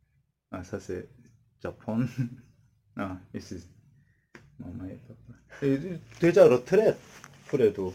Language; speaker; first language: French; non-native, learner; Korean